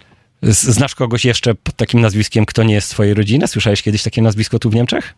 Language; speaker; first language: Polish; native; Polish